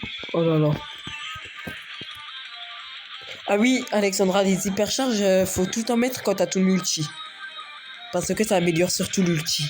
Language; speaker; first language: French; native; French